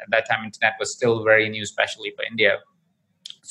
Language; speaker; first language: English; non-native, local second language; Hindi